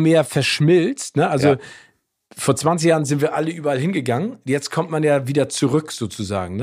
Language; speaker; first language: German; native; German